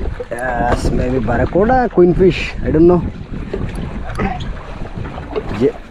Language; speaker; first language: English; non-native, learner; Hindi